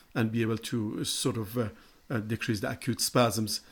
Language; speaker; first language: English; non-native, fluent; Persian